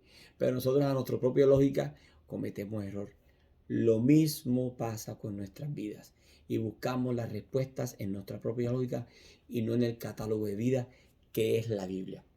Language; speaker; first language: Spanish; native; Spanish